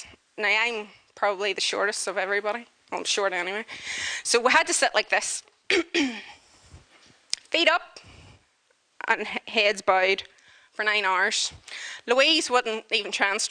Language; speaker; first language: English; native; English